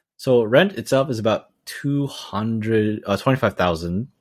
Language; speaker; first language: English; native; English